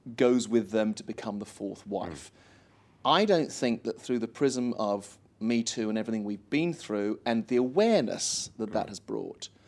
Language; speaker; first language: English; native; English